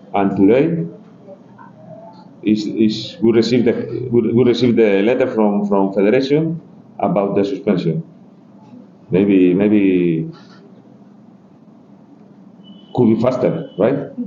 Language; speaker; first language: English; non-native, learner; Spanish